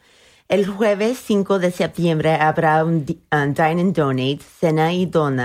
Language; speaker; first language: Spanish; early bilingual, heritage; Spanish